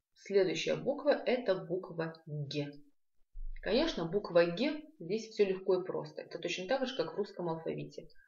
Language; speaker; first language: Russian; non-native, local second language; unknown